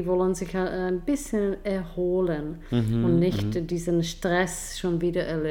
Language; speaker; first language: German; non-native, fluent; Czech